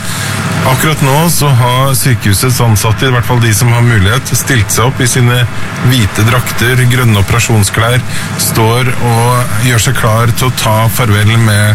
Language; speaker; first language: Norwegian; native; Norwegian